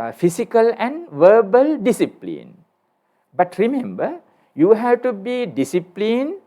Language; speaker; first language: English; non-native, local second language; Sinhala